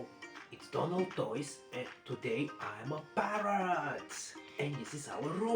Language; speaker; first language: English; non-native, learner; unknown